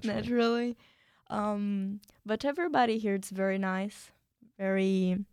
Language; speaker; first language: English; non-native, fluent; Portuguese